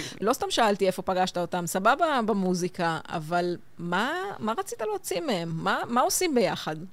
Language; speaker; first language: Hebrew; native; Hebrew